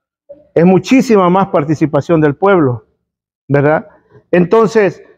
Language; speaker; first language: Spanish; native; Spanish